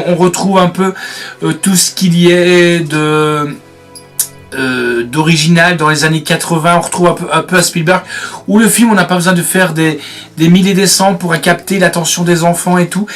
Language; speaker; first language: French; native; French